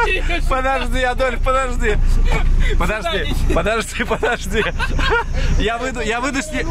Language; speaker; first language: Russian; native; Russian